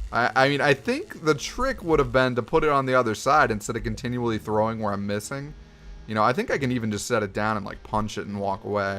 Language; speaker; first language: English; native; English